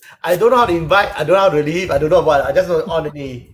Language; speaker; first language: English; non-native, local second language; Chinese